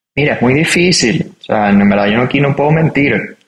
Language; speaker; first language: Spanish; native; Spanish